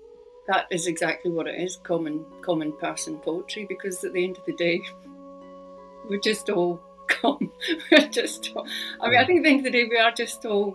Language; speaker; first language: English; native; English